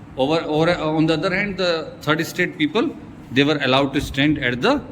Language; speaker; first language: English; non-native, local second language; Hindi